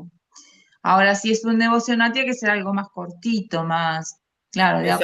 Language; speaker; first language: Spanish; native; Spanish